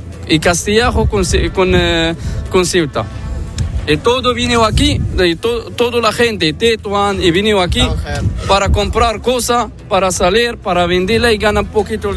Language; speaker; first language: Spanish; non-native, learner; Arabic